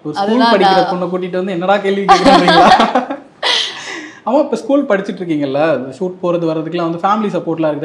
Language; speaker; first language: Tamil; native; Tamil